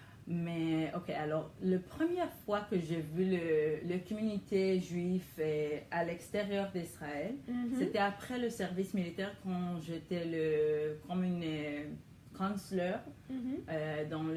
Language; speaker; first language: French; non-native, learner; Hebrew